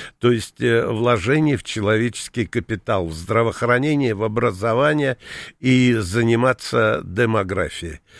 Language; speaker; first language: Russian; native; Russian